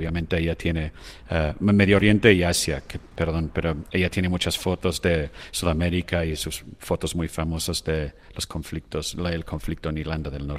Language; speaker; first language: Spanish; non-native, fluent; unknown